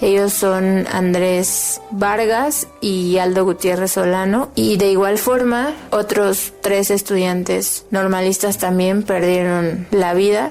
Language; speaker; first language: Spanish; native; Spanish